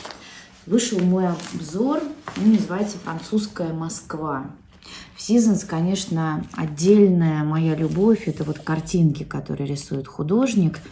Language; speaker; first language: Russian; native; Russian